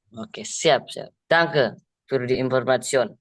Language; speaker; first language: German; non-native, learner; Indonesian